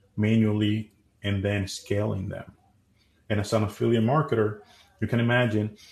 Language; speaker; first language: English; non-native, fluent; Spanish